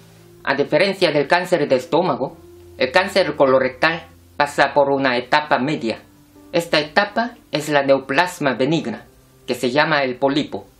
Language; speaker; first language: Spanish; non-native, fluent; Korean